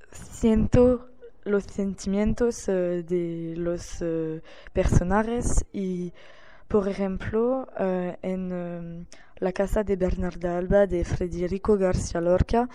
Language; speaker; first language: Spanish; non-native, learner; French